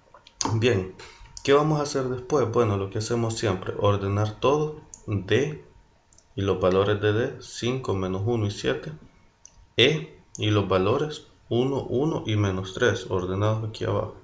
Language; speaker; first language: Spanish; native; Spanish